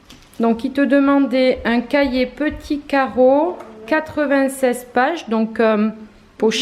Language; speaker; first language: French; native; French